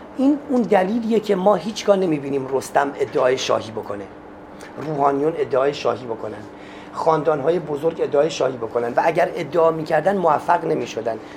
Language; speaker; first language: Persian; non-native, local second language; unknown